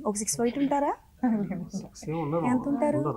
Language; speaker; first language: Telugu; native; Telugu